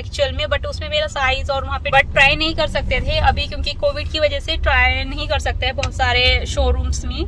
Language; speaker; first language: Hindi; native; Hindi